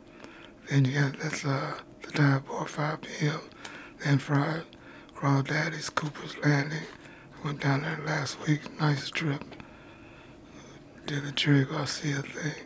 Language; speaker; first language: English; native; English